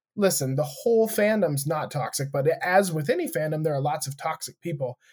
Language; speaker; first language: English; native; English